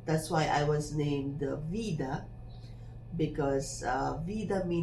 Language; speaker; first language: English; non-native, local second language; Filipino